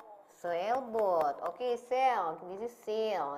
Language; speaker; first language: English; non-native, learner; Indonesian